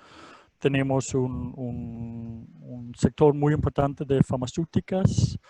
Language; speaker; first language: Spanish; non-native, fluent; Danish